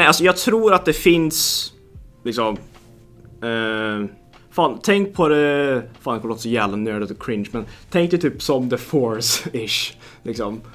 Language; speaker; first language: Swedish; native; Swedish